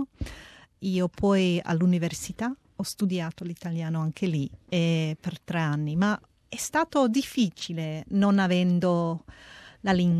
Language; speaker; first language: Italian; early bilingual, heritage; Italian